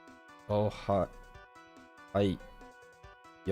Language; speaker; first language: Japanese; non-native, learner; English